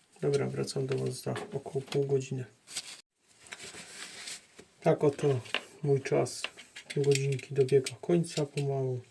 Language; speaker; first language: Polish; native; Polish